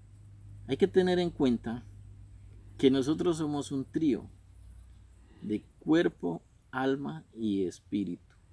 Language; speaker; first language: Spanish; native; Spanish